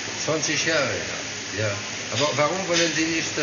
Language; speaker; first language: German; non-native, learner; French